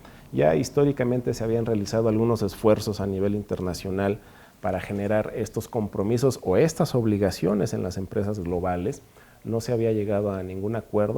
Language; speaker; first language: Spanish; native; Spanish